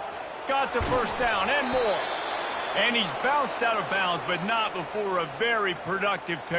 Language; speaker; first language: English; native; English